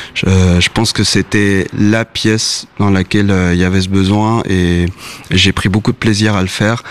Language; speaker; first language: French; non-native, fluent; Spanish